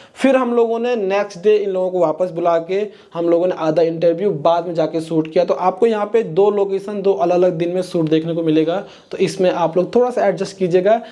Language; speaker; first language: Hindi; native; Hindi